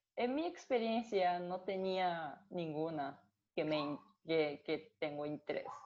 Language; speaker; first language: Spanish; non-native, learner; Japanese